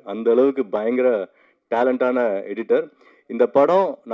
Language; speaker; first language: Tamil; native; Tamil